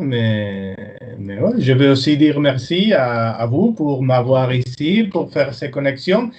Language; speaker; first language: French; non-native, fluent; Spanish